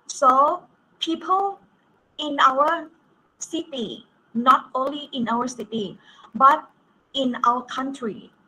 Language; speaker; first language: English; non-native, fluent; Thai